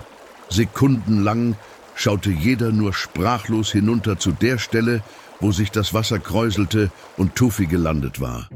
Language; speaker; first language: German; native; German